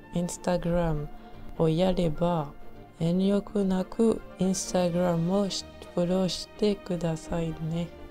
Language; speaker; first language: Japanese; non-native, learner; French